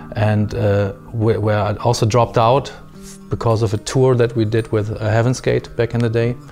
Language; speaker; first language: English; non-native, fluent; German